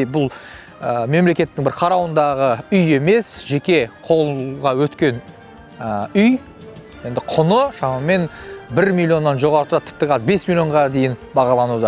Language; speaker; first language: Kazakh; native; Kazakh